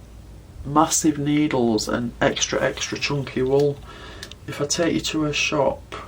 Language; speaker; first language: English; native; English